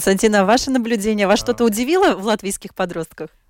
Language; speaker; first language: Russian; native; Russian